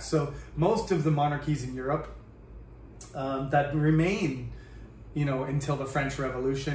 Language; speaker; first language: English; native; English